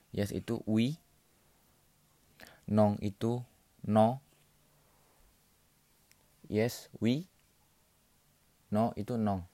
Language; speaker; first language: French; non-native, learner; Indonesian